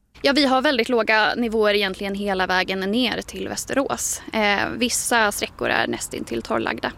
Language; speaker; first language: Swedish; native; Swedish